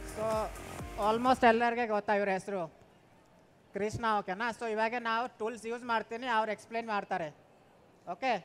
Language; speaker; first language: Kannada; non-native, local second language; Hindi